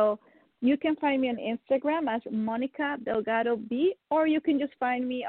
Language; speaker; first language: English; non-native, fluent; Dutch